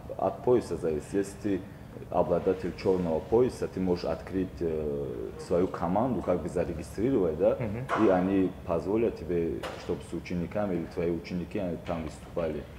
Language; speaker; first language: Russian; non-native, local second language; Tajik